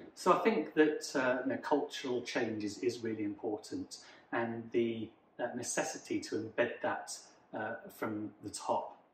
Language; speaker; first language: English; native; English